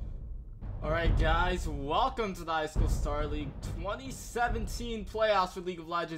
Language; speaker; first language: English; native; English